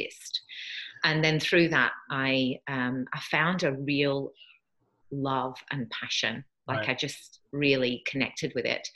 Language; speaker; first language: English; native; English